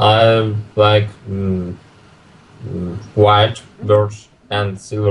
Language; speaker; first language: English; non-native, learner; Russian